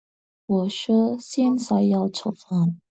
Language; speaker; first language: Chinese; non-native, learner; Indonesian